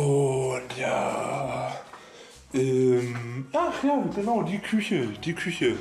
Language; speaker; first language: German; native; German